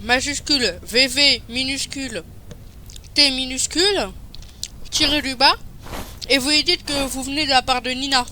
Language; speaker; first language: French; native; French